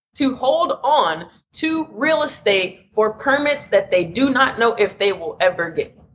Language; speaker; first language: English; native; English